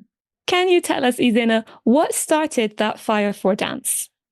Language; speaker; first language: English; native; English